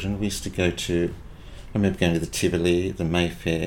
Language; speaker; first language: English; native; English